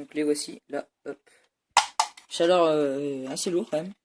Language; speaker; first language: French; native; French